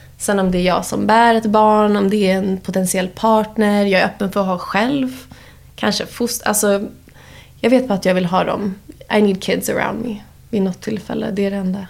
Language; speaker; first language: Swedish; early bilingual, heritage; Swedish